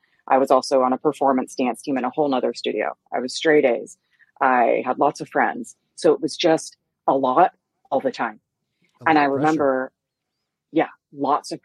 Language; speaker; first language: English; native; English